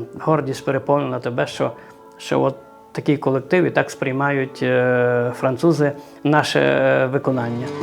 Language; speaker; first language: Ukrainian; native; Ukrainian